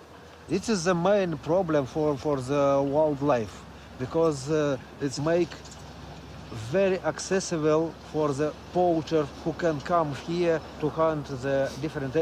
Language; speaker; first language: English; non-native, learner; Russian